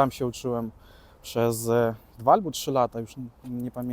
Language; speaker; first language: Polish; early bilingual, other home language; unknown